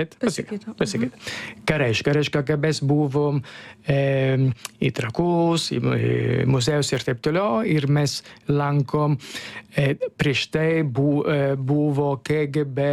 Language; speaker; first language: Lithuanian; non-native, learner; Italian